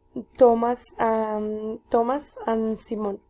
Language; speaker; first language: English; non-native, learner; Spanish